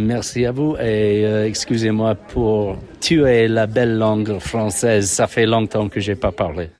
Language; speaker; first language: French; non-native, fluent; English